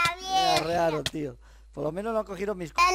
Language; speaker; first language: Spanish; native; Spanish